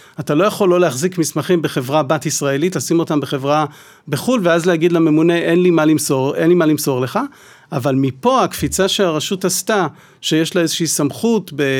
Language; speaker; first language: Hebrew; native; Hebrew